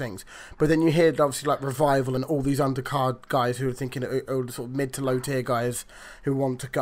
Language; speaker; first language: English; native; English